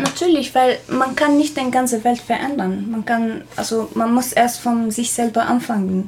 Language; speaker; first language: German; non-native, fluent; Arabic